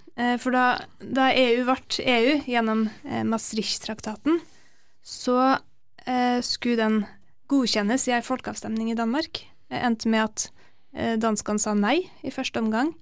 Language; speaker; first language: Norwegian; native; Norwegian